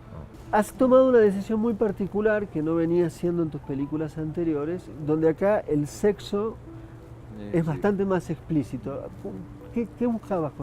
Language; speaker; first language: Spanish; native; Spanish